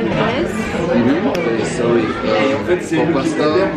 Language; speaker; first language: English; non-native, learner; Korean